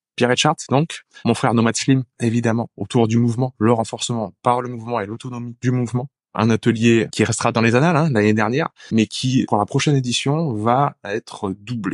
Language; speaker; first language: French; native; French